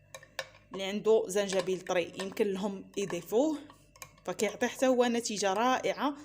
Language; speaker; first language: Arabic; native; Arabic